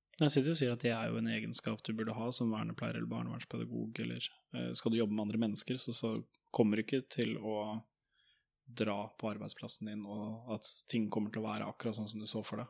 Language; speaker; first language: Norwegian; native; Norwegian